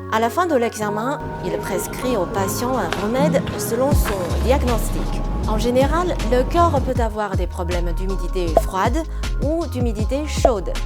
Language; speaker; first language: French; non-native, fluent; Chinese